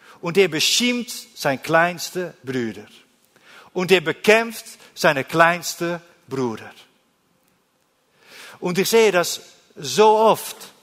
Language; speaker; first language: German; non-native, learner; Dutch